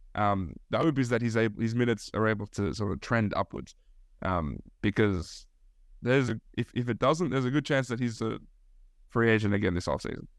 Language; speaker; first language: English; early bilingual, other home language; Turkish